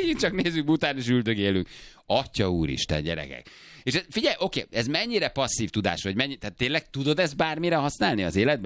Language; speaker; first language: Hungarian; native; Hungarian